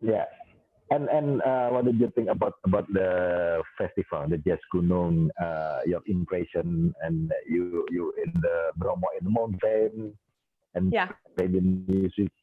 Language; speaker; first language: English; non-native, learner; Indonesian